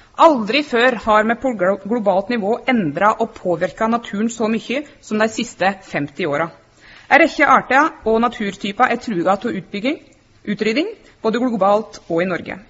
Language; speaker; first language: Norwegian; native; Norwegian